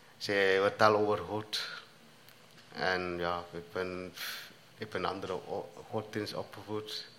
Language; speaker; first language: Dutch; non-native, learner; Tamil